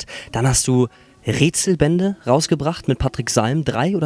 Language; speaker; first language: German; native; German